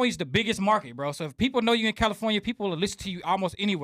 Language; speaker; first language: English; native; English